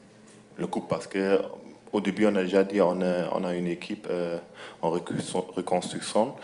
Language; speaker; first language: French; non-native, fluent; German